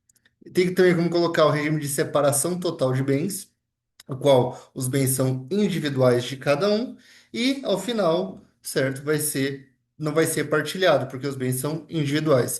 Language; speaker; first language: Portuguese; native; Portuguese